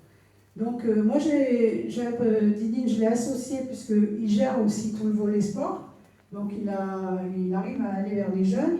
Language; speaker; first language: French; native; French